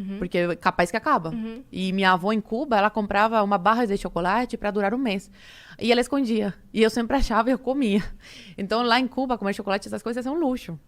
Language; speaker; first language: Portuguese; early bilingual, other home language; Spanish